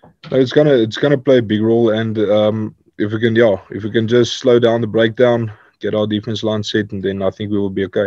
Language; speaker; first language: English; non-native, local second language; Afrikaans